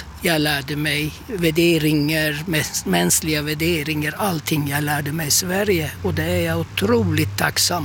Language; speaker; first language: Swedish; non-native, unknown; Turkish